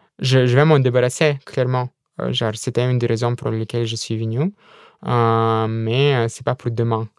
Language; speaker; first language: French; non-native, fluent; Russian